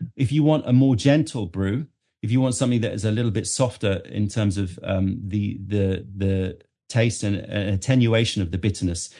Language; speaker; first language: English; native; English